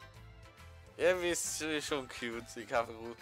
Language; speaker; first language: German; native; German